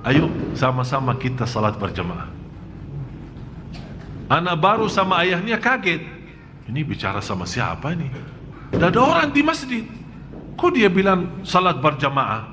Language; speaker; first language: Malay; non-native, fluent; Arabic